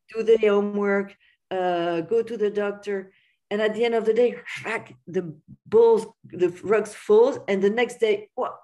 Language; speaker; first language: English; non-native, fluent; French